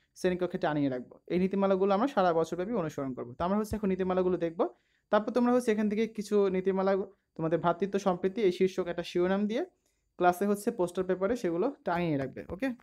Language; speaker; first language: Bangla; native; Bangla